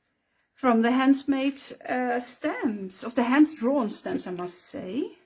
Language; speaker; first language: English; non-native, fluent; Dutch